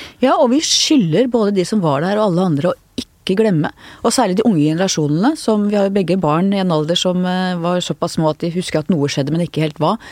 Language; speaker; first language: Norwegian; native; Norwegian